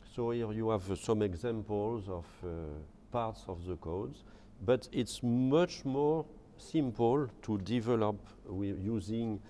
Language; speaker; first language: English; non-native, fluent; French